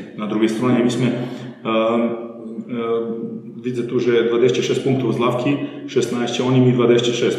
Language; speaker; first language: Polish; non-native, learner; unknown